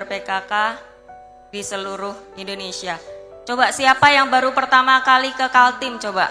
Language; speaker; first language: Indonesian; native; Indonesian